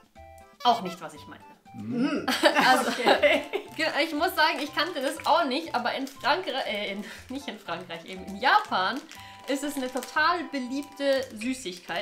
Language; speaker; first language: German; native; German